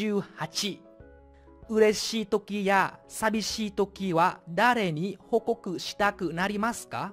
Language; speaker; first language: Japanese; non-native, fluent; Vietnamese